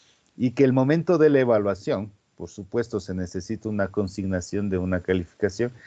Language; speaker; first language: Spanish; native; Spanish